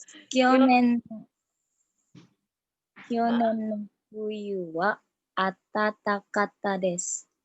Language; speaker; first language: Japanese; non-native, learner; Indonesian